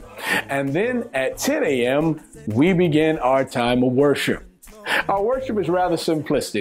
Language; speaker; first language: English; native; English